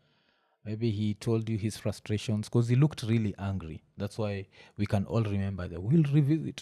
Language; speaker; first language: English; non-native, local second language; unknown